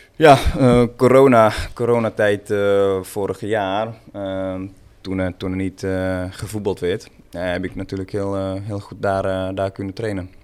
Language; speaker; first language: Dutch; non-native, fluent; Swedish